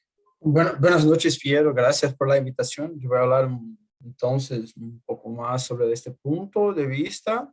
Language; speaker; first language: Spanish; non-native, fluent; Portuguese